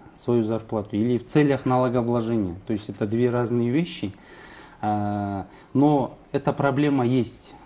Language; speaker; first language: Russian; non-native, local second language; Kazakh